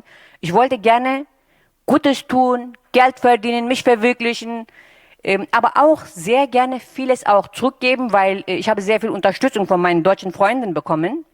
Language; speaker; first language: German; non-native, fluent; Turkish